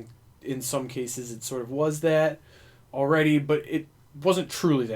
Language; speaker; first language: English; native; English